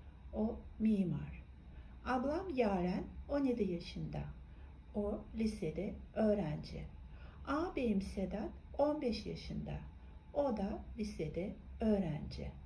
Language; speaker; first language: Turkish; non-native, fluent; Kazakh